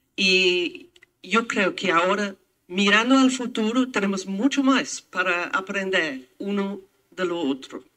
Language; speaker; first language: Spanish; non-native, fluent; English